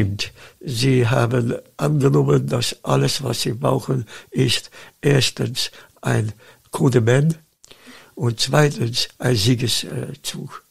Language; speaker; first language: German; non-native, fluent; Dutch